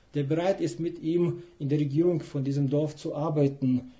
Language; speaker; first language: German; non-native, fluent; Russian